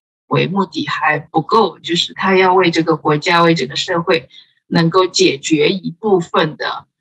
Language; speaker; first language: Chinese; native; Chinese